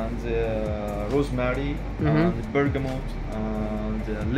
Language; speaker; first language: English; non-native, learner; Arabic